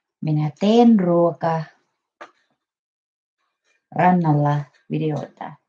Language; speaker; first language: Finnish; non-native, learner; Thai